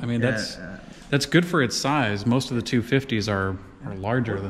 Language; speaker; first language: English; native; English